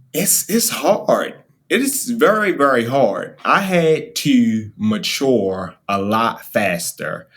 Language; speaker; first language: English; native; English